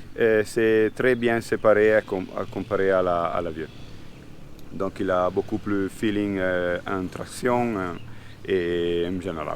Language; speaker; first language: French; non-native, learner; Italian